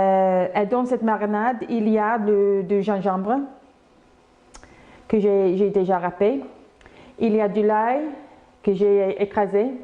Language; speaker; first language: French; non-native, fluent; English